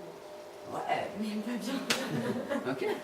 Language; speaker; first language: French; native; French